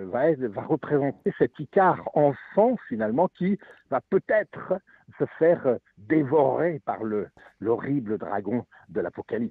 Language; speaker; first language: French; native; French